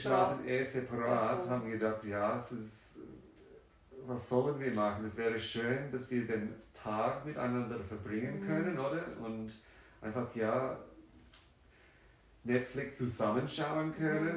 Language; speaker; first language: German; non-native, fluent; French